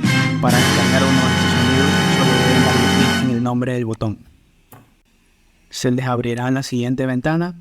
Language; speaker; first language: Spanish; native; Spanish